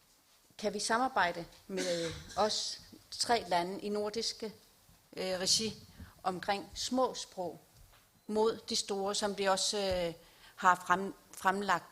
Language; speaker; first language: Danish; non-native, local second language; Kalaallisut